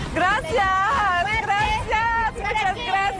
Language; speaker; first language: Spanish; non-native, learner; French